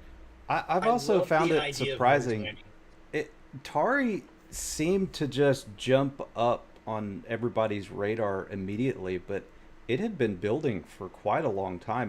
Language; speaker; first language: English; native; English